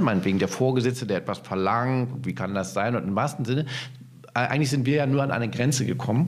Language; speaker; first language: German; native; German